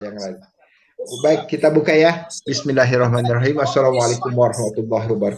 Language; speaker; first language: Indonesian; native; Indonesian